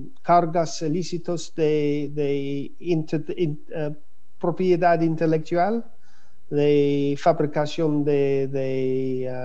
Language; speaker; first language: Spanish; non-native, learner; English